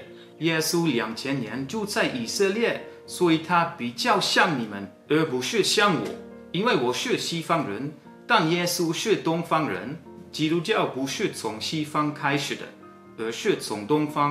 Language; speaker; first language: Chinese; non-native, fluent; Dutch